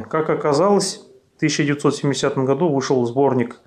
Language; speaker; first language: Russian; native; Russian